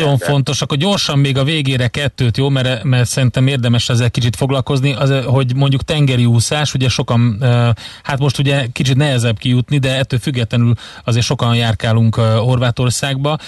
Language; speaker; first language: Hungarian; native; Hungarian